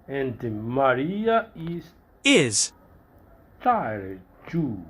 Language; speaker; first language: English; non-native, learner; Portuguese